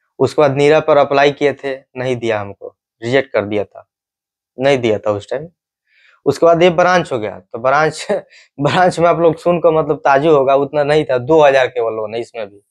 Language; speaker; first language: Hindi; native; Hindi